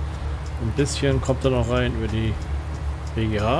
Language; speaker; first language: German; native; German